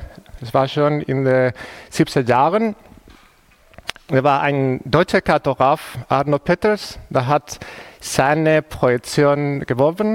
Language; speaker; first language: German; non-native, fluent; Spanish